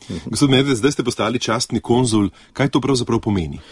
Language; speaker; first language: Slovenian; native; Slovenian